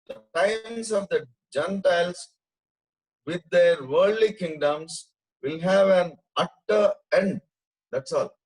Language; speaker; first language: English; non-native, local second language; Telugu